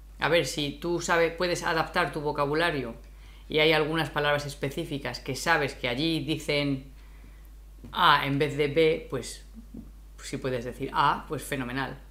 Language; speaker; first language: Spanish; native; Spanish